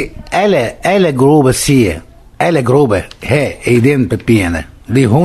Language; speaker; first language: Danish; non-native, learner; Arabic